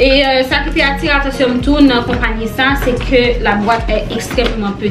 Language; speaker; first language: French; non-native, local second language; Haitian Creole